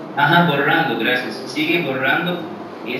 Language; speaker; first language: Spanish; early bilingual, heritage; English